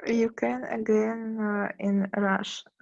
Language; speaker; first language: English; non-native, learner; Russian